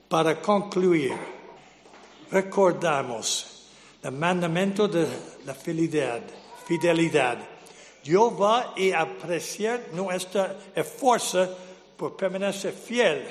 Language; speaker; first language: Spanish; non-native, fluent; English